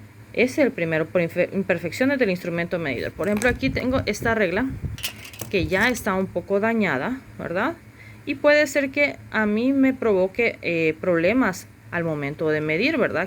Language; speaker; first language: Spanish; native; Spanish